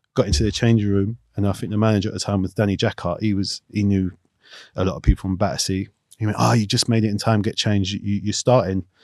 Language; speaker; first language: English; native; English